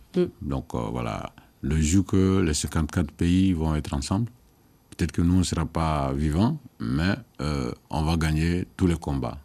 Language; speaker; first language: French; non-native, local second language; Dyula